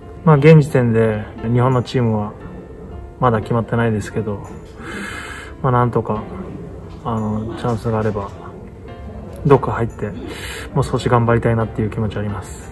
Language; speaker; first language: Japanese; native; Japanese